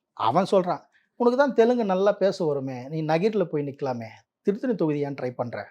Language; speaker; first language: Tamil; non-native, local second language; Telugu